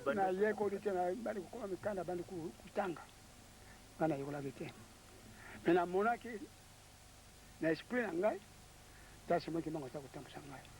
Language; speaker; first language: Lingala; non-native, local second language; Kongo